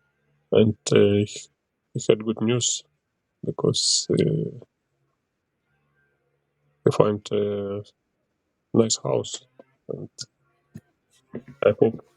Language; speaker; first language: English; non-native, learner; Ukrainian